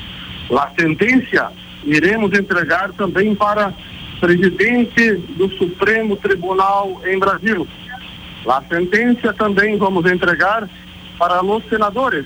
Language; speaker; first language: Spanish; non-native, learner; Portuguese